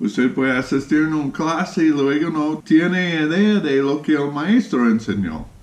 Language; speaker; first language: Spanish; non-native, fluent; English